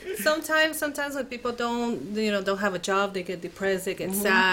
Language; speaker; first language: English; non-native, fluent; Spanish